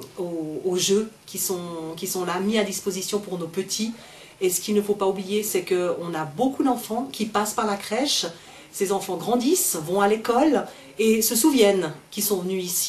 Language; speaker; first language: French; native; French